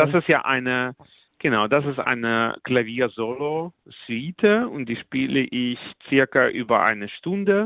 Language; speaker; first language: German; non-native, fluent; Russian